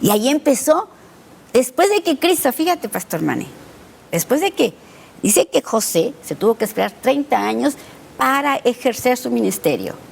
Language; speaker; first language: Spanish; native; Spanish